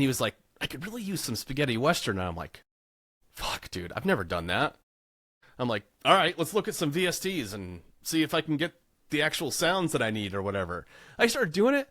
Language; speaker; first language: English; native; English